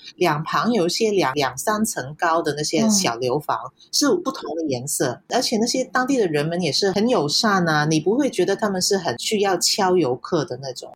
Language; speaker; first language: Chinese; non-native, fluent; Cantonese